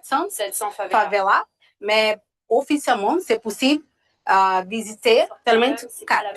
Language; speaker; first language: French; non-native, learner; Portuguese